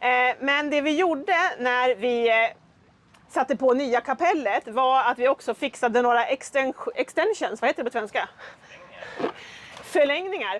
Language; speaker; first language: Swedish; native; Swedish